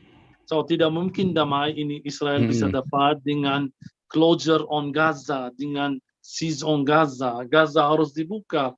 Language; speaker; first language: Indonesian; non-native, fluent; Arabic